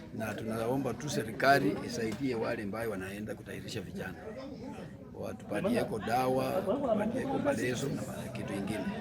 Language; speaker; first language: Swahili; non-native, local second language; Luyia